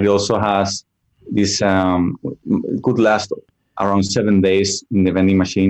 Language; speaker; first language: English; non-native, fluent; Spanish